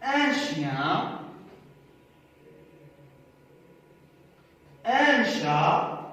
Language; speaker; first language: French; non-native, local second language; Arabic